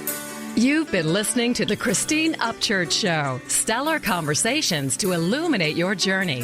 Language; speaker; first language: English; native; English